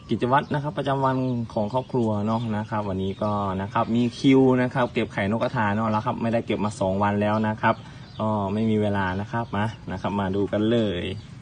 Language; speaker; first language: Thai; native; Thai